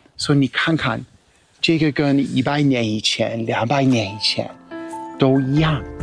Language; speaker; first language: Chinese; non-native, fluent; English